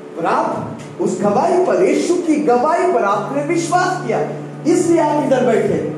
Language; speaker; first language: Hindi; non-native, local second language; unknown